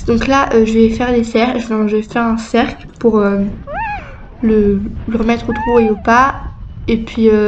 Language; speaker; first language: French; native; French